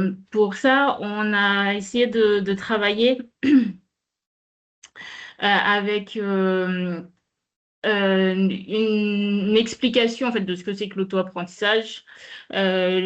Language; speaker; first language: French; native; French